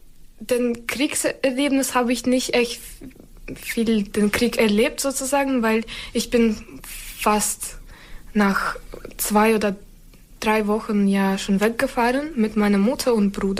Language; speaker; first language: German; non-native, fluent; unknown